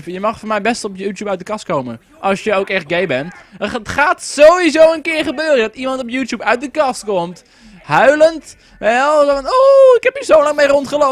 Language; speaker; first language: Dutch; native; Dutch